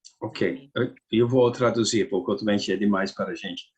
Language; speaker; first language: Portuguese; non-native, learner; Dutch